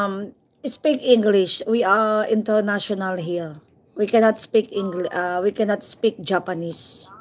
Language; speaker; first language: English; non-native, learner; Filipino